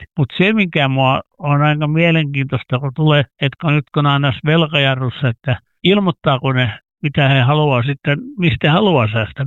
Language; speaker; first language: Finnish; native; Finnish